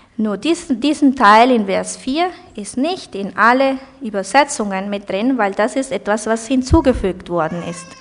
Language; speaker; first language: German; early bilingual, heritage; German